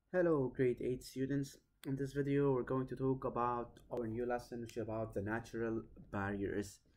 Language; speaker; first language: English; non-native, local second language; Arabic